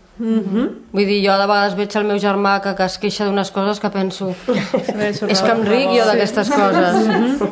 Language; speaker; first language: Catalan; non-native, fluent; Italian